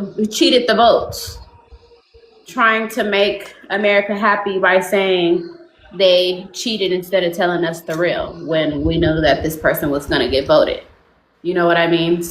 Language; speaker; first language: English; native; English